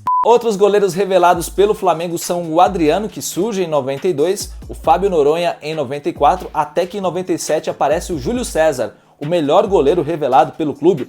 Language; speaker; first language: Portuguese; native; Portuguese